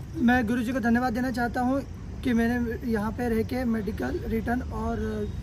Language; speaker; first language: Hindi; non-native, local second language; Marathi